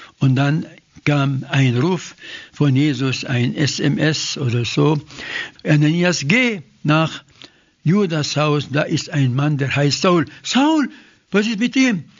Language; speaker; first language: German; non-native, fluent; Arabic